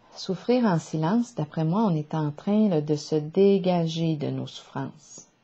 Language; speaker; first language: French; native; French